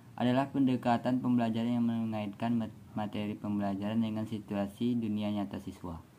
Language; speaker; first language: Indonesian; native; Indonesian